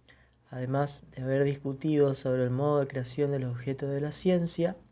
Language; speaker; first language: Spanish; native; Spanish